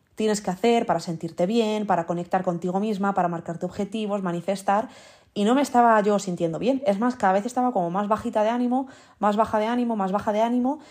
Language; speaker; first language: Spanish; early bilingual, other home language; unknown